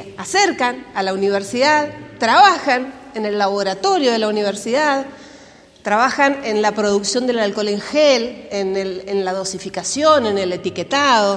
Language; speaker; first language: Spanish; native; Spanish